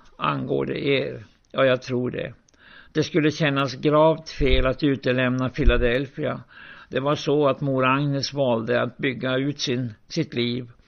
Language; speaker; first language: Swedish; native; Swedish